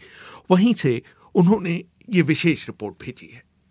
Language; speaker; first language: Hindi; native; Hindi